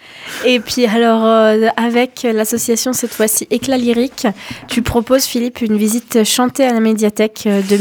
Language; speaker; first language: French; native; French